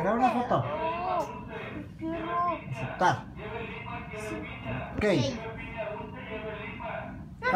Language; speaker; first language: Spanish; native; Spanish